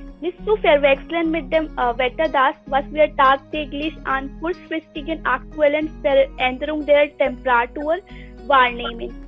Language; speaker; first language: German; non-native, learner; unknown